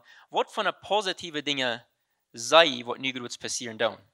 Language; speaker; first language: German; non-native, learner; Plautdietsch